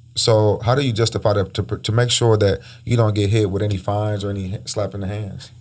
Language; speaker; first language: English; early bilingual, other home language; Spanish